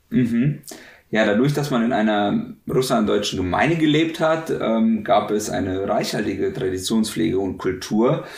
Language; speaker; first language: German; native; German